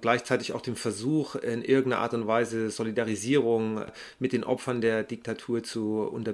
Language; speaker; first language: German; native; German